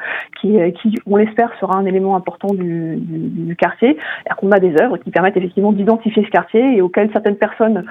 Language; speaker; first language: French; native; French